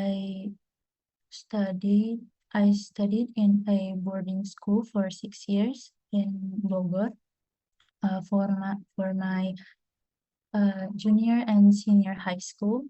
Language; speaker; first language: English; non-native, fluent; Indonesian